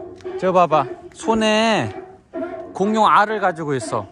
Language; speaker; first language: Korean; native; Korean